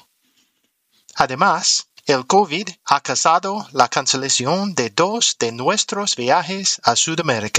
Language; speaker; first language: Spanish; non-native, learner; English